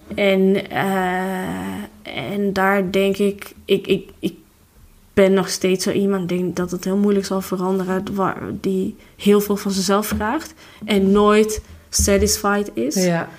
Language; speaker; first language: Dutch; non-native, fluent; Albanian